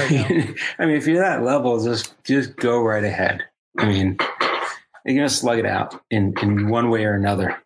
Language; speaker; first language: English; native; English